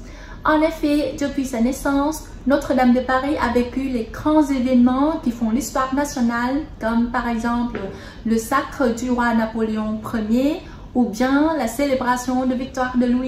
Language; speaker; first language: French; non-native, fluent; Vietnamese